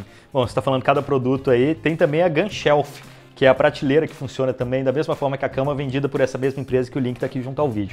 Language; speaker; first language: Portuguese; native; Portuguese